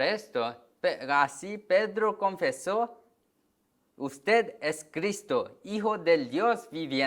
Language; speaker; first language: Spanish; non-native, learner; Korean